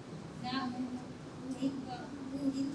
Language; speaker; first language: Arabic; non-native, learner; Urdu